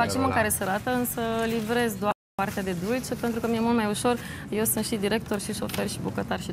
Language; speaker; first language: Romanian; native; Romanian